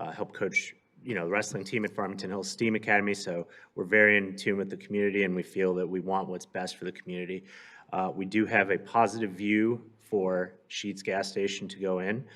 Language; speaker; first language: English; native; English